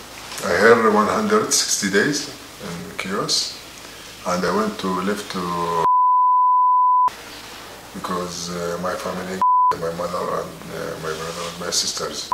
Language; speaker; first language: English; non-native, learner; Arabic